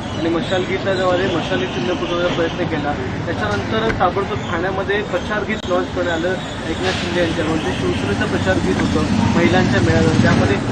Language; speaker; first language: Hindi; non-native, local second language; Marathi